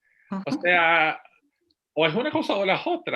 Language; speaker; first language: Spanish; non-native, fluent; English